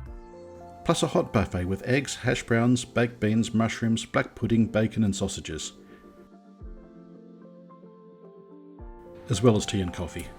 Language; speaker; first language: English; native; English